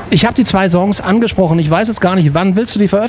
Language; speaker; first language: German; native; German